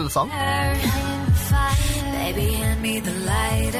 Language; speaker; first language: English; native; English